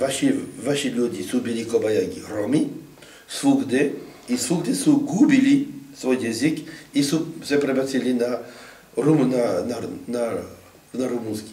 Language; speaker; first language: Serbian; non-native, fluent; French